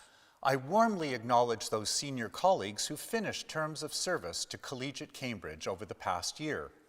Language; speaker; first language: English; native; English